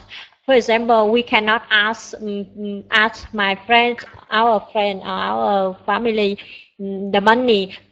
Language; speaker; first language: English; non-native, learner; Vietnamese